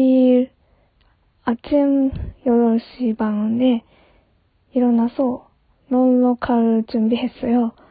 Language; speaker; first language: Korean; non-native, learner; Japanese